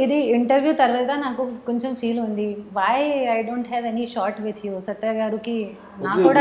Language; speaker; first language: Telugu; non-native, learner; Hindi